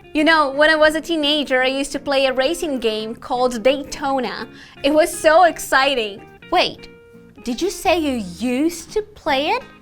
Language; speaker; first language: English; non-native, fluent; Portuguese